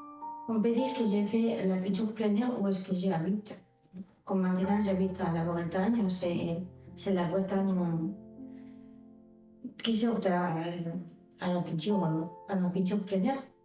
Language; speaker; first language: French; non-native, fluent; Spanish